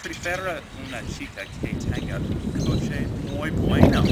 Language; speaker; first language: Spanish; non-native, learner; English